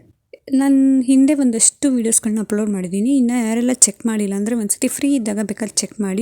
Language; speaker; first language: Kannada; native; Kannada